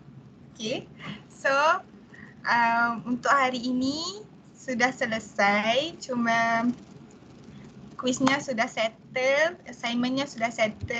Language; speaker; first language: Malay; native; Malay